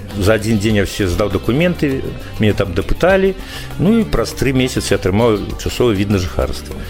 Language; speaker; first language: Russian; non-native, local second language; Belarusian